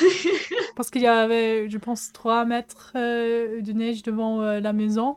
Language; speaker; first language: French; non-native, fluent; German